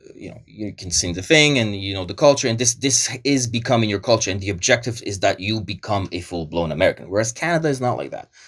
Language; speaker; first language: English; early bilingual, other home language; Polish